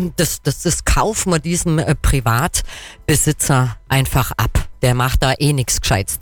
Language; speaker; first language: German; native; German